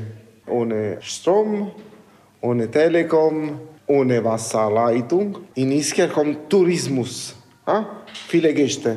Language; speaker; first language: German; non-native, learner; Italian